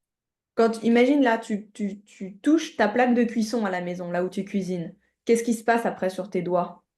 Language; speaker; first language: French; native; French